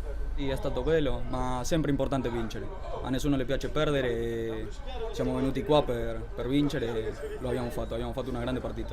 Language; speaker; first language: Italian; non-native, fluent; Spanish